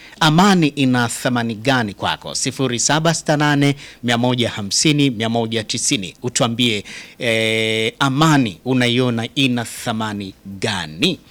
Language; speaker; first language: Swahili; native; Swahili